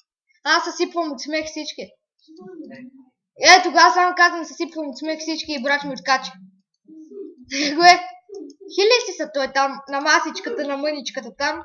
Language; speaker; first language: Bulgarian; native; Bulgarian